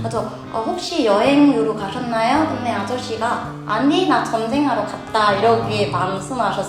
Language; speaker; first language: Korean; non-native, fluent; Vietnamese